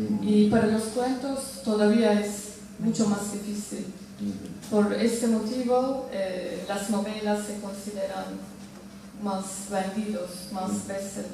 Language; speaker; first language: Spanish; non-native, fluent; Turkish